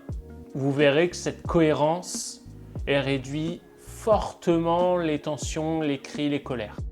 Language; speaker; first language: French; native; French